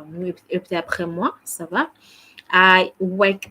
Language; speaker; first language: French; non-native, fluent; English